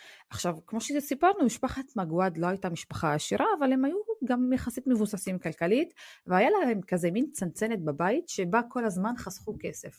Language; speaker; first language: Hebrew; non-native, local second language; Arabic